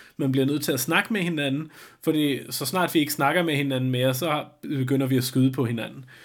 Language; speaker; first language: Danish; native; Danish